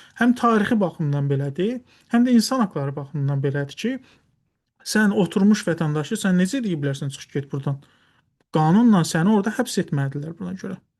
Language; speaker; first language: Azerbaijani; non-native, local second language; Talysh